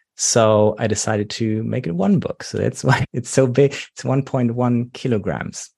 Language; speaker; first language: English; non-native, fluent; German